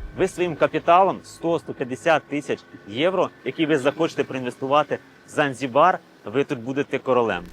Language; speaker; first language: Ukrainian; native; Ukrainian